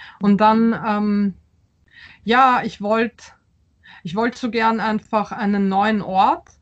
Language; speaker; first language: German; early bilingual, other home language; Polish